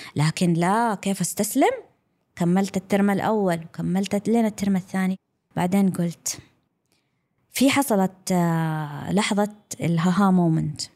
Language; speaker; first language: Arabic; non-native, local second language; English